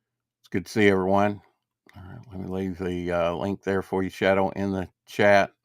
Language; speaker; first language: English; native; English